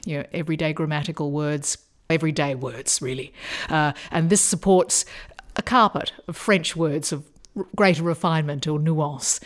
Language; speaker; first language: English; native; English